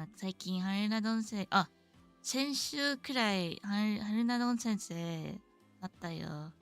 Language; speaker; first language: Japanese; non-native, learner; English